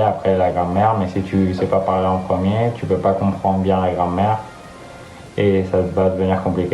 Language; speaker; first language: French; non-native, fluent; Spanish